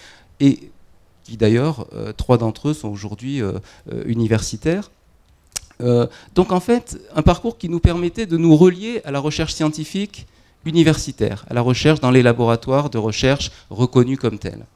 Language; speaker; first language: French; native; French